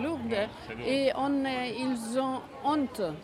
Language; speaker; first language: French; non-native, fluent; Spanish